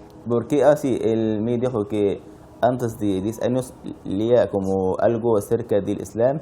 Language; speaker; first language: Spanish; non-native, learner; Arabic